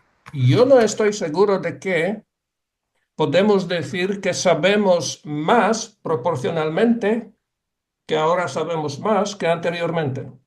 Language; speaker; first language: Spanish; non-native, fluent; Polish